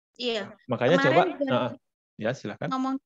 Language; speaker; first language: Indonesian; native; Indonesian